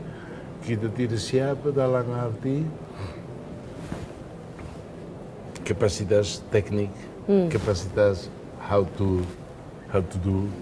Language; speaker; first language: Indonesian; non-native, fluent; Tetum